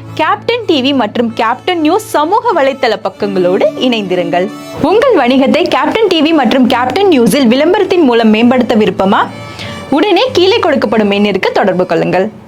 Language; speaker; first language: Tamil; native; Tamil